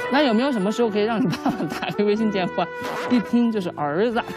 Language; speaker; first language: Chinese; native; Chinese